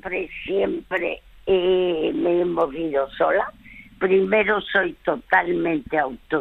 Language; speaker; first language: Spanish; early bilingual, other home language; French